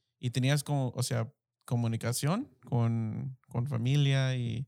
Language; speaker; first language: Spanish; early bilingual, heritage; Spanish